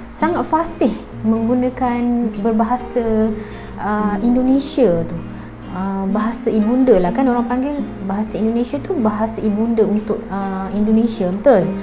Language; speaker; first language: Malay; native; Malay